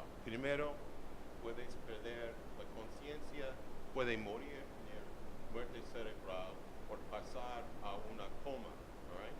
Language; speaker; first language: Spanish; non-native, learner; English